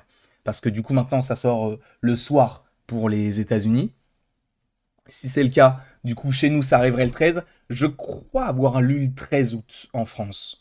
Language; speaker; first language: French; native; French